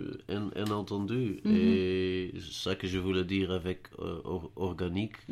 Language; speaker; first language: French; non-native, learner; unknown